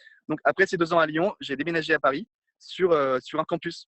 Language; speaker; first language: French; non-native, fluent; Italian